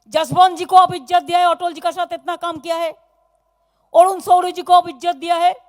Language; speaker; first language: Hindi; non-native, local second language; Bangla